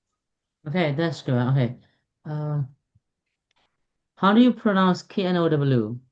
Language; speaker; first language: English; non-native, fluent; Burmese